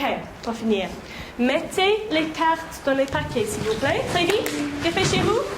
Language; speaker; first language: French; non-native, fluent; English